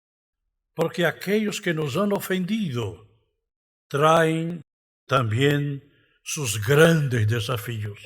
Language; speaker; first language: Spanish; non-native, fluent; Portuguese